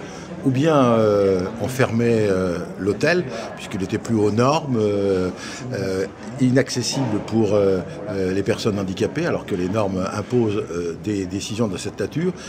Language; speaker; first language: French; native; French